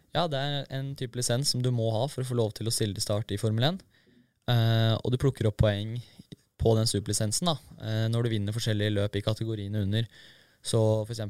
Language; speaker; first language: Norwegian; native; Norwegian